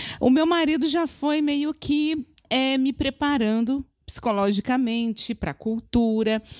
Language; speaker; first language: Portuguese; native; Portuguese